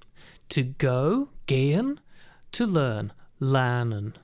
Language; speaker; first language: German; non-native, fluent; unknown